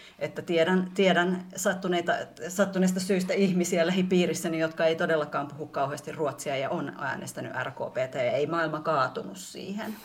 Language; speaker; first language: Finnish; native; Finnish